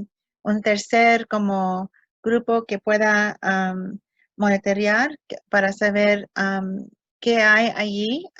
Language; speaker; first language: Spanish; early bilingual, heritage; English